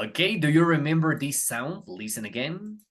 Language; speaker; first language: English; non-native, fluent; Spanish